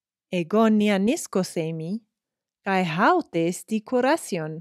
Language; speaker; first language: Greek; non-native, fluent; English